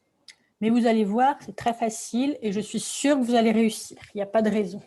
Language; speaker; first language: French; native; French